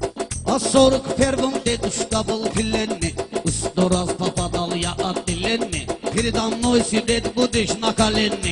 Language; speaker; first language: Russian; non-native, learner; Talysh